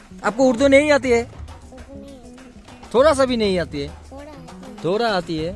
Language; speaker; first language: Hindi; non-native, learner; Bangla